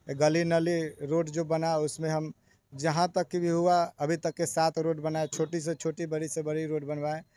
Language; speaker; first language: Hindi; native; Hindi